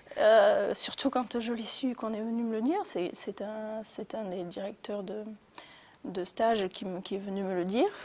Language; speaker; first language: French; early bilingual, other home language; Arabic